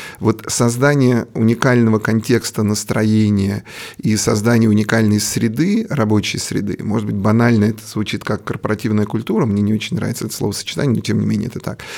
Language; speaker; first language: Russian; native; Russian